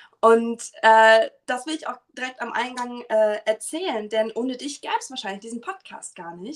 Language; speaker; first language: German; native; German